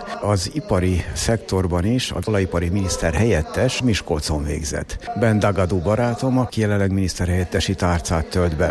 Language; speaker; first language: Hungarian; native; Hungarian